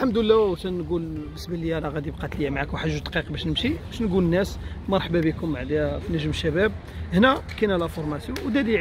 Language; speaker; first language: Arabic; native; Arabic